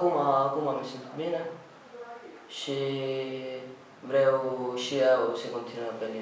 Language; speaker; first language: Romanian; non-native, learner; Italian